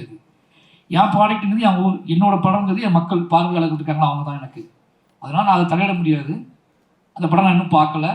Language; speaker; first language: Tamil; native; Tamil